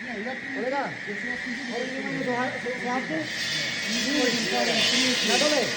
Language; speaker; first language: Polish; non-native, learner; Filipino